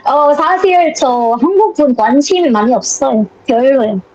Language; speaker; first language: Korean; non-native, learner; Indonesian